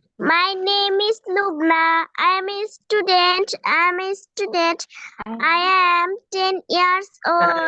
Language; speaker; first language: English; non-native, learner; Bangla